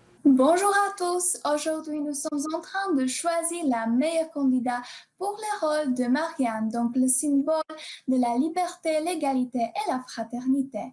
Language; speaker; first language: French; non-native, learner; Polish